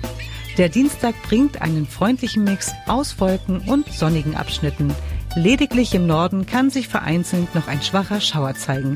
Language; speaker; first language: German; native; German